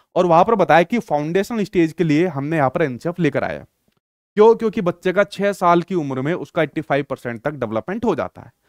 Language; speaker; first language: Hindi; native; Hindi